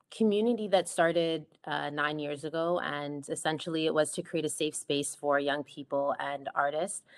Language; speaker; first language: English; native; English